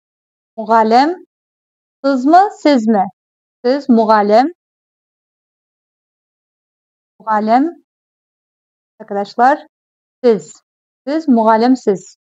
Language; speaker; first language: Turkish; non-native, fluent; Kazakh